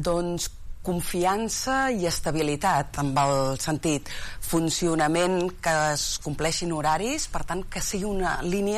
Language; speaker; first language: Catalan; native; Catalan